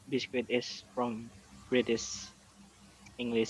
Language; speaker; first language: English; non-native, learner; Indonesian